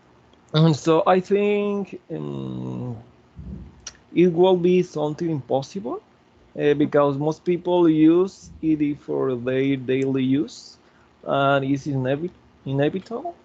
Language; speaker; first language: English; non-native, learner; Spanish